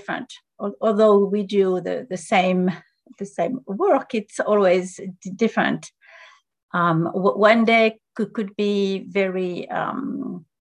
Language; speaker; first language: English; non-native, fluent; French